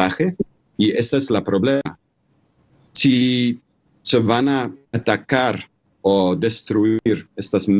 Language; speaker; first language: Spanish; non-native, fluent; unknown